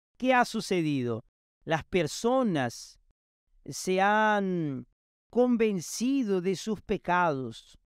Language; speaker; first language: Spanish; non-native, fluent; Portuguese